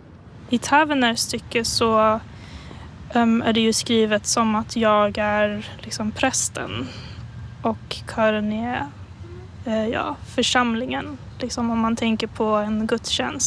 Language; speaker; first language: Swedish; native; Swedish